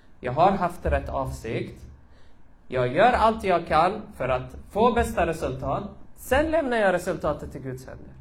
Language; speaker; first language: Swedish; early bilingual, other home language; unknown